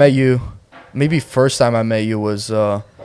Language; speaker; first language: English; non-native, fluent; Ukrainian